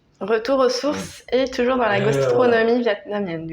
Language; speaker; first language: French; native; French